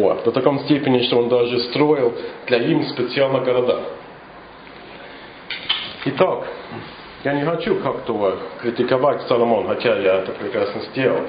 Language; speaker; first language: Russian; non-native, fluent; English